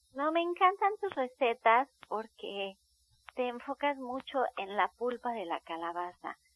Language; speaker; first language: Spanish; native; Spanish